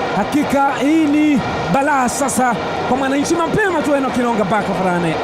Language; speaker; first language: Swahili; native; Swahili